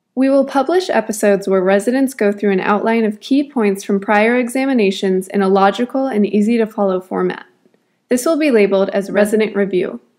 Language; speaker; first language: English; native; English